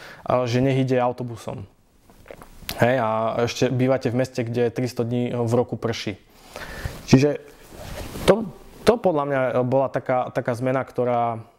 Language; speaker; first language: Slovak; native; Slovak